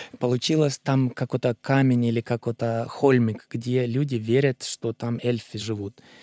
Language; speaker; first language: Russian; non-native, fluent; Icelandic